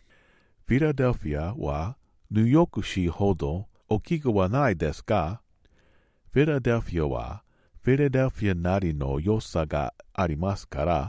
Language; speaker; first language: Japanese; non-native, learner; English